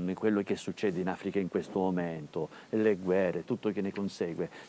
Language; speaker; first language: Italian; native; Italian